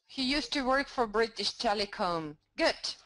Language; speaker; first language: English; non-native, fluent; Russian